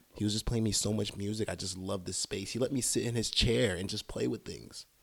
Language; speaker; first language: English; early bilingual, other home language; French